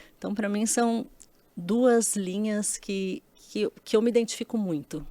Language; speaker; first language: Portuguese; native; Portuguese